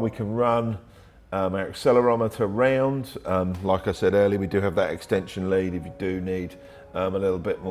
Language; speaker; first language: English; native; English